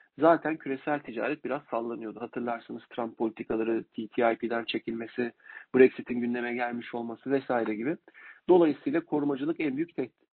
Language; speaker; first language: Turkish; native; Turkish